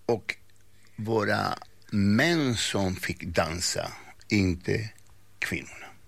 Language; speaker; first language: Swedish; non-native, fluent; Spanish